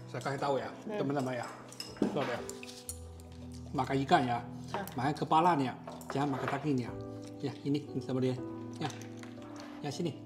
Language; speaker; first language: Indonesian; non-native, learner; Chinese